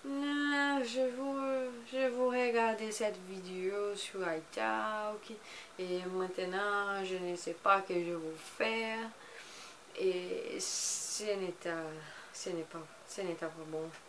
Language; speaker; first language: French; non-native, learner; Portuguese